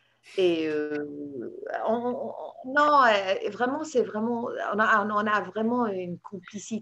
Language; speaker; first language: French; non-native, fluent; English